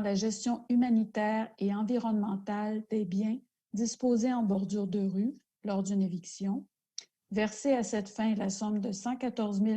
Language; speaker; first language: French; native; French